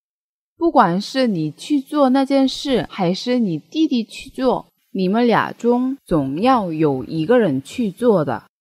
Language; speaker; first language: Chinese; non-native, fluent; Korean